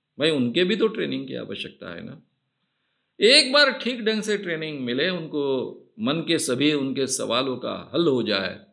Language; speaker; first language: Hindi; non-native, local second language; Marathi